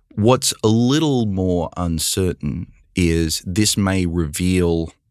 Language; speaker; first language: English; native; English